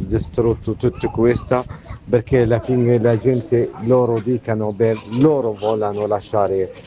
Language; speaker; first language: Italian; non-native, learner; Arabic